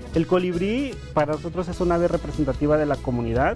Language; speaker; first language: Spanish; non-native, local second language; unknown